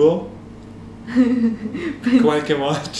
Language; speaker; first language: Italian; non-native, learner; German